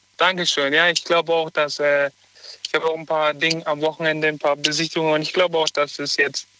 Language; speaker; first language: German; native; German